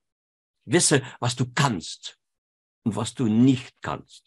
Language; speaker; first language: German; non-native, fluent; French